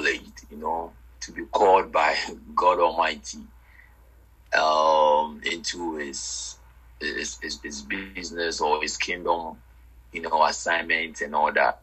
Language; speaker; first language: English; non-native, local second language; Akan